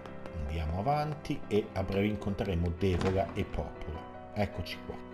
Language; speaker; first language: Italian; native; Italian